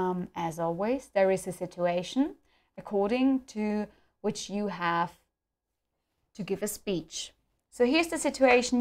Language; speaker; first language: English; non-native, fluent; German